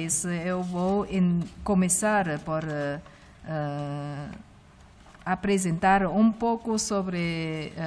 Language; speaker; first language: Portuguese; non-native, fluent; Chinese